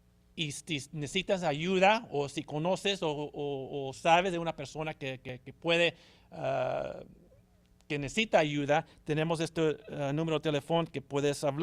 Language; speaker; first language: Spanish; early bilingual, heritage; Spanish